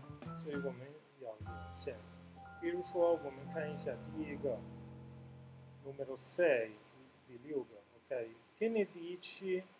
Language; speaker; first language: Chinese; non-native, fluent; Italian